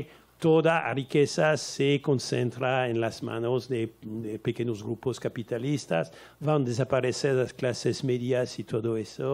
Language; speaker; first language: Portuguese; non-native, learner; French